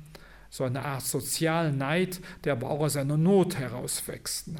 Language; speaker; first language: German; non-native, local second language; Luxembourgish